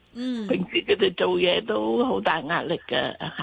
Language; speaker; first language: Cantonese; native; Cantonese